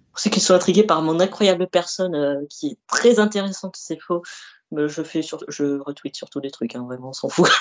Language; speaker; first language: French; early bilingual, other home language; Arabic